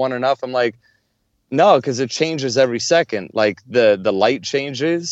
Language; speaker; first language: English; native; English